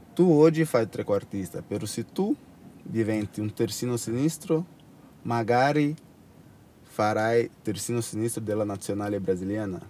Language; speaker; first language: Italian; non-native, fluent; Portuguese